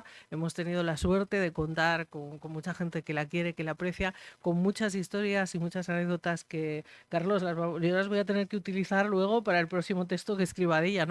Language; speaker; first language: Spanish; native; Spanish